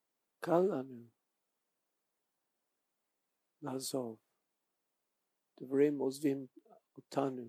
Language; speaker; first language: Hebrew; non-native, fluent; English